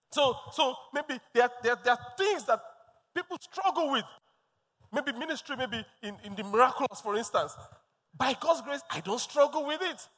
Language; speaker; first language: English; non-native, local second language; Yoruba